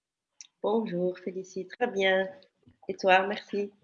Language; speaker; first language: French; non-native, local second language; Dutch